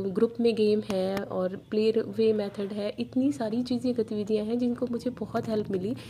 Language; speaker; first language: Hindi; native; Hindi